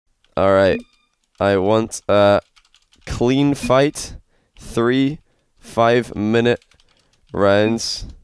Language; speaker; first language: English; native; English